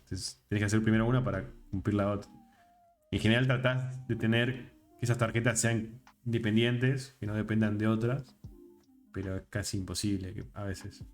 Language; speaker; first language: Spanish; native; Spanish